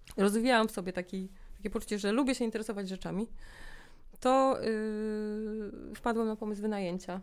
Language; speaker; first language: Polish; native; Polish